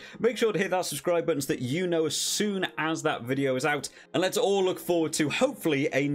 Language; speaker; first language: English; native; English